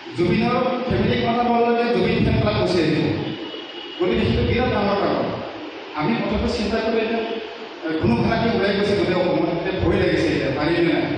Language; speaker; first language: Assamese; non-native, local second language; Karbi